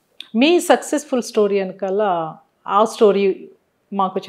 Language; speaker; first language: Telugu; native; Telugu